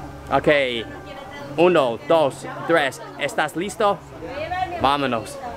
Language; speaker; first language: Spanish; non-native, learner; English